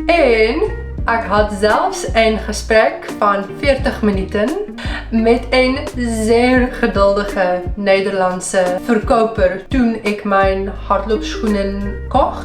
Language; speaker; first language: Dutch; non-native, learner; Afrikaans